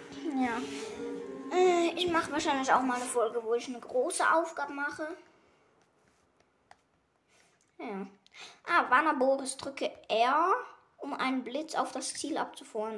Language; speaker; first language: German; native; German